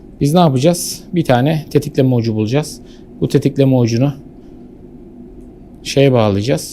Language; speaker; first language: Turkish; native; Turkish